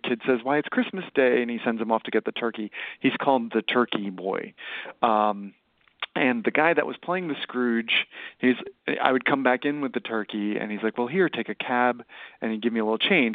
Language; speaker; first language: English; native; English